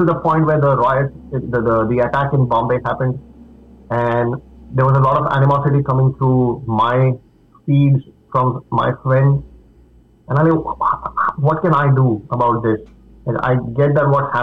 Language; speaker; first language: English; non-native, local second language; Marathi